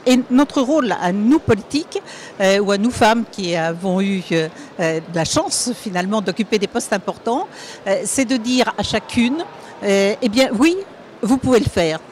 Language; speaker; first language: French; native; French